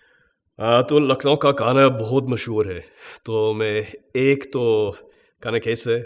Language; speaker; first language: Hindi; non-native, fluent; English